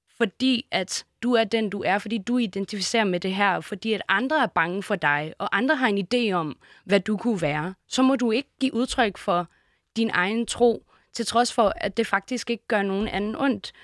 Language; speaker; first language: Danish; early bilingual, other home language; Bosnian